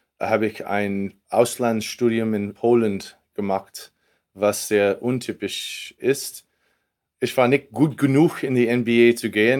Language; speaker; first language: German; non-native, fluent; English